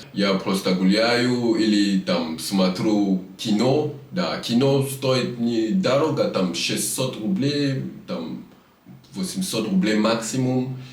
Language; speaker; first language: Russian; non-native, fluent; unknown